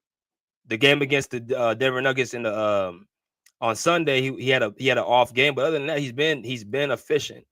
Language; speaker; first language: English; native; English